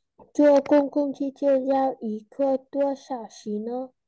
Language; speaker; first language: Chinese; non-native, learner; Vietnamese